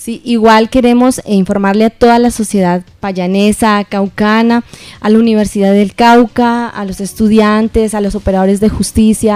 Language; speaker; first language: Spanish; native; Spanish